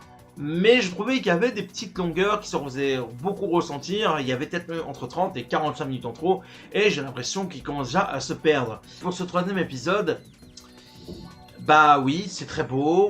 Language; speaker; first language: French; native; French